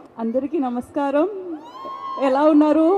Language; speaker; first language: Telugu; non-native, fluent; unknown